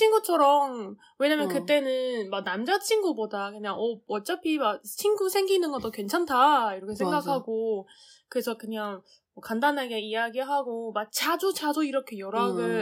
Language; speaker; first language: Korean; non-native, learner; Chinese